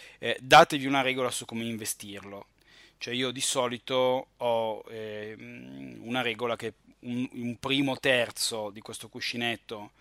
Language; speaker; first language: Italian; native; Italian